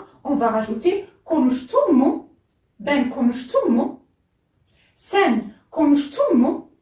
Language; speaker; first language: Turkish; non-native, fluent; French